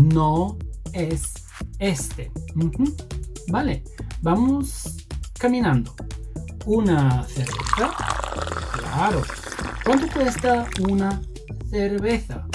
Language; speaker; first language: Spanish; non-native, fluent; Bulgarian